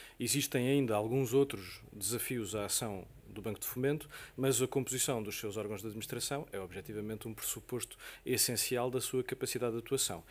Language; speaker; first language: Portuguese; native; Portuguese